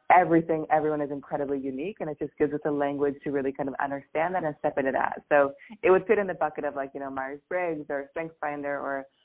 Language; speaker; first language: English; native; English